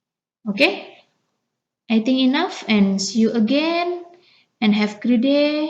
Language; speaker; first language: English; non-native, learner; Indonesian